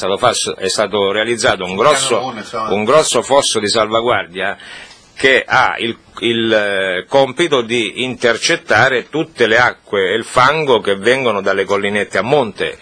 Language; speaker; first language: Italian; native; Italian